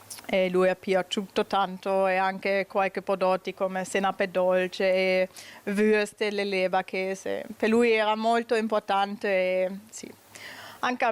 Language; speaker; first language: Italian; non-native, learner; German